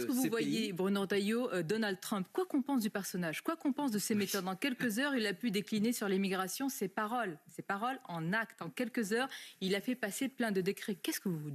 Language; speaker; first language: French; native; French